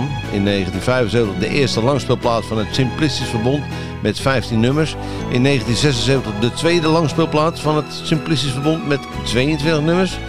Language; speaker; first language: Dutch; native; Dutch